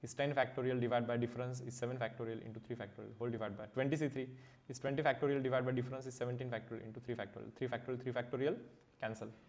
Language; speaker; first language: English; non-native, local second language; Marathi